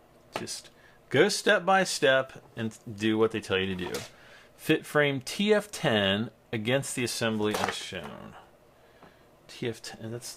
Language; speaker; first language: English; native; English